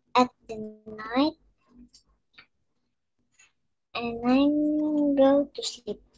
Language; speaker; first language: English; non-native, local second language; Indonesian